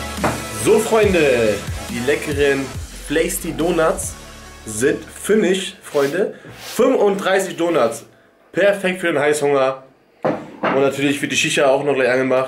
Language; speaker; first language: German; native; German